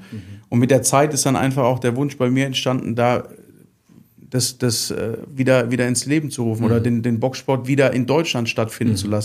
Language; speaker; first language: German; native; German